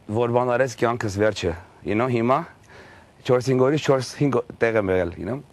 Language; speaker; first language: Armenian; early bilingual, heritage; Armenian